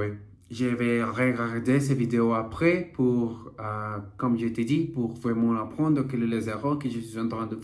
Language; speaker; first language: French; non-native, learner; Portuguese